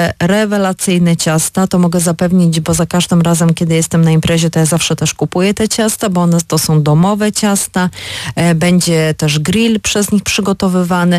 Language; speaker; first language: Polish; native; Polish